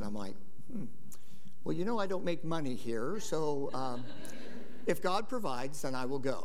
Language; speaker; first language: English; native; English